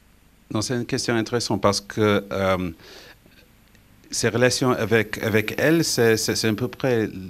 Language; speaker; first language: French; non-native, fluent; English